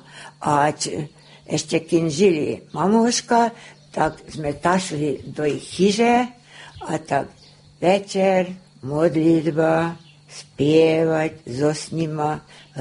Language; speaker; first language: Slovak; native; Slovak